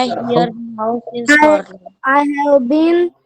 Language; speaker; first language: English; non-native, learner; Marathi